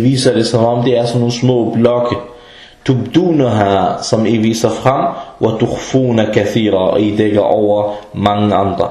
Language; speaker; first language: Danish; early bilingual, other home language; Arabic